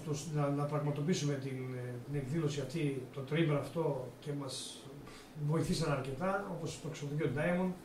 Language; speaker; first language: Greek; native; Greek